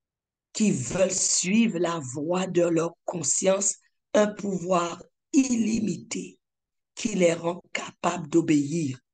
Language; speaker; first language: French; native; French